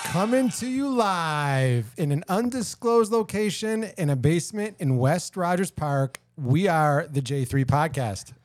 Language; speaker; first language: English; native; English